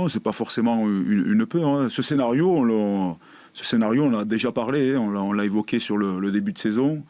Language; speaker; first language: French; native; French